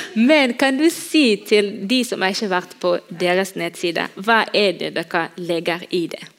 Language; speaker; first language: Norwegian; non-native, fluent; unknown